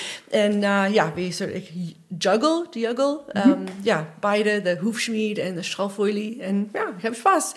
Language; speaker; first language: German; non-native, learner; English